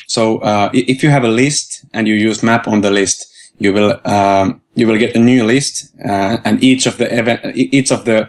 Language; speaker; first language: English; non-native, fluent; Finnish